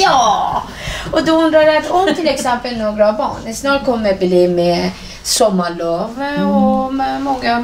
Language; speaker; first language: Swedish; non-native, fluent; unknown